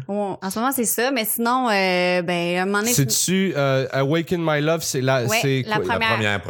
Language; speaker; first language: French; native; French